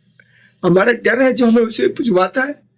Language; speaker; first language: Hindi; native; Hindi